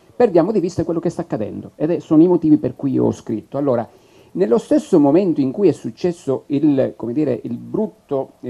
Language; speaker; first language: Italian; native; Italian